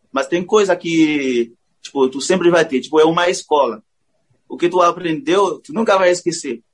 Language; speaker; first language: Portuguese; non-native, fluent; Haitian Creole